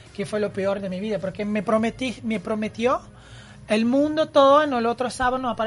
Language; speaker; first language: Spanish; non-native, learner; Portuguese